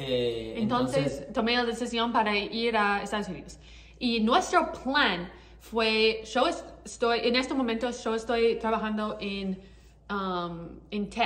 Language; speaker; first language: Spanish; non-native, learner; English